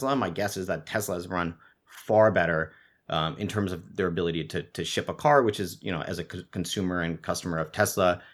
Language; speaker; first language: English; native; English